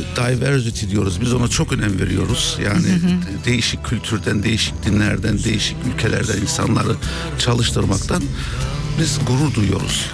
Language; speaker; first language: Turkish; early bilingual, heritage; German